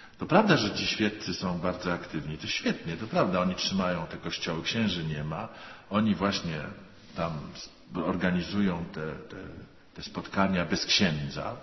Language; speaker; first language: Polish; native; Polish